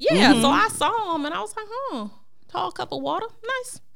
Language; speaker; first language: English; native; English